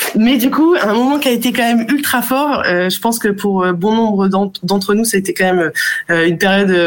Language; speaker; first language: French; native; French